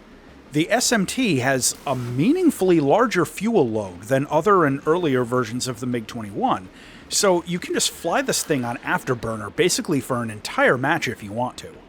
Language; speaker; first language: English; native; English